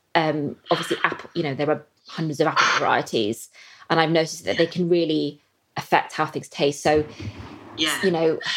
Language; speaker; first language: English; native; English